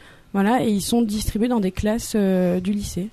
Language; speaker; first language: French; native; French